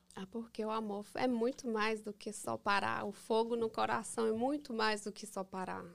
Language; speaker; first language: Portuguese; early bilingual, heritage; English